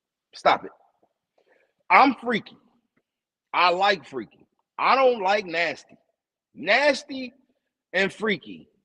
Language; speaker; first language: English; native; English